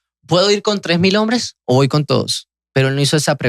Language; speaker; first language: Spanish; native; Spanish